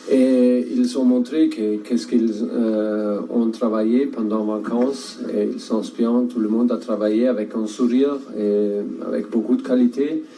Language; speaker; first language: French; non-native, learner; German